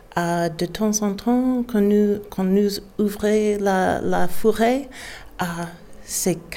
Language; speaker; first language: French; non-native, learner; English